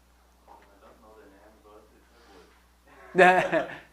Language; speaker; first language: English; non-native, learner; Portuguese